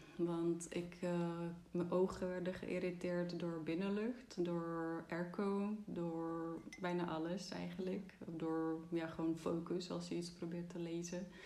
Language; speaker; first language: Dutch; non-native, fluent; Czech